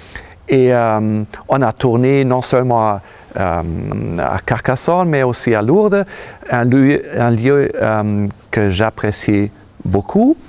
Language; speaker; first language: French; non-native, fluent; German